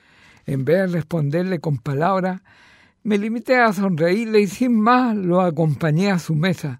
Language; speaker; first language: Spanish; native; Spanish